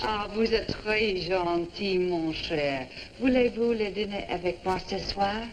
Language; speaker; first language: French; non-native, learner; English